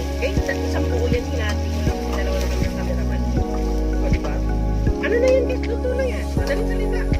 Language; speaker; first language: Filipino; non-native, local second language; Kinaray-a